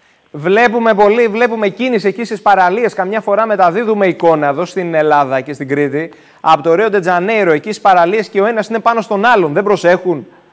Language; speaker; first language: Greek; native; Greek